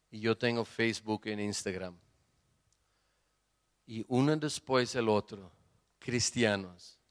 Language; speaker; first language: Spanish; non-native, fluent; Portuguese